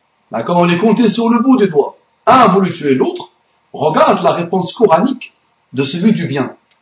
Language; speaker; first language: French; non-native, fluent; Arabic